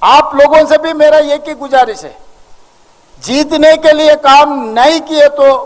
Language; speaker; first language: Hindi; non-native, local second language; Telugu